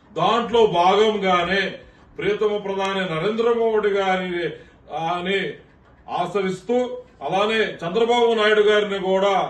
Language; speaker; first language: Telugu; non-native, local second language; Urdu